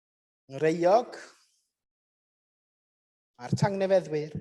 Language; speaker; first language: Welsh; native; Welsh